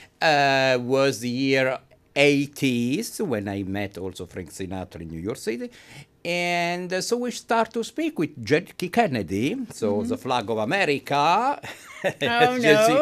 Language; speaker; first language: English; non-native, fluent; Italian